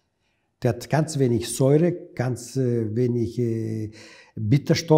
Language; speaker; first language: German; non-native, fluent; Italian